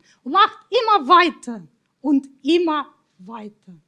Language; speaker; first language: German; non-native, fluent; Russian